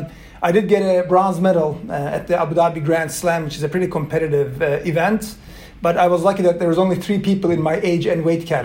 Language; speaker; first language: English; non-native, fluent; Swedish